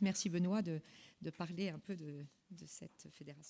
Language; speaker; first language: French; native; French